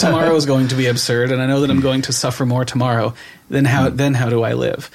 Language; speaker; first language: English; native; English